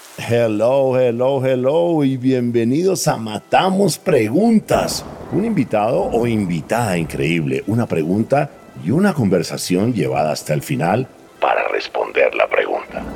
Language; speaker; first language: Spanish; non-native, fluent; English